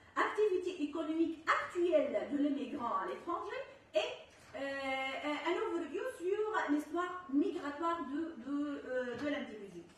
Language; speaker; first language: French; non-native, local second language; Arabic